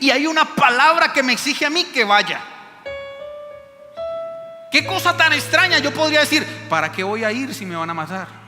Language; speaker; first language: Spanish; native; Spanish